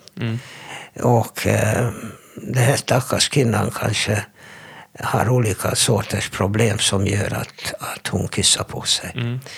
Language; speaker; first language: Swedish; non-native, fluent; Hebrew